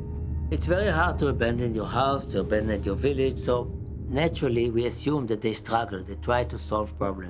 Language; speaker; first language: English; non-native, fluent; Hebrew